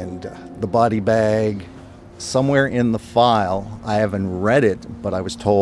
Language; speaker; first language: English; non-native, fluent; French